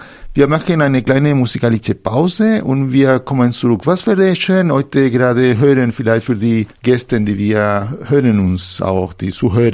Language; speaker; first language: German; non-native, fluent; Spanish